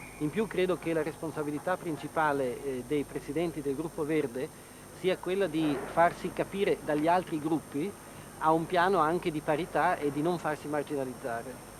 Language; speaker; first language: Italian; non-native, local second language; German